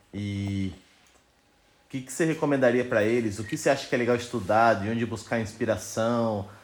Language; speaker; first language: Portuguese; native; Portuguese